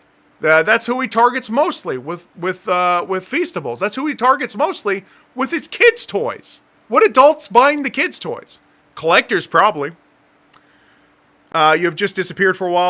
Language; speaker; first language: English; native; English